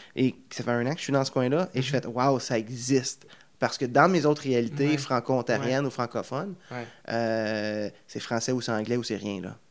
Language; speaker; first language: French; native; French